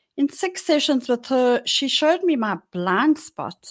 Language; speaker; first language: English; native; English